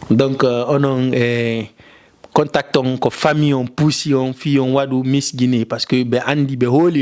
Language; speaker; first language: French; non-native, local second language; Fula